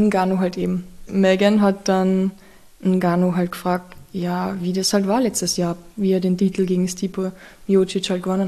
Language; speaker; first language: German; native; German